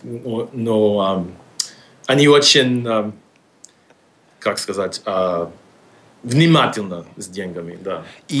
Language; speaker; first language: Russian; non-native, fluent; English